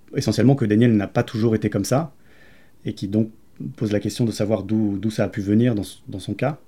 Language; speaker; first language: French; native; French